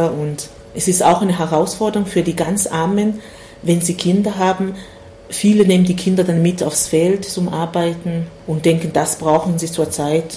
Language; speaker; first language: German; non-native, fluent; Swahili